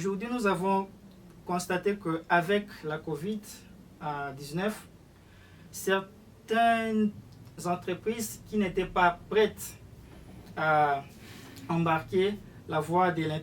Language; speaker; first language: French; non-native, local second language; Lingala